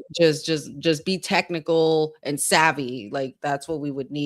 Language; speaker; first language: English; native; English